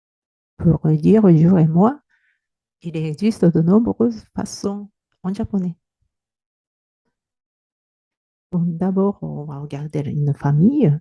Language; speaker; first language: French; non-native, fluent; Japanese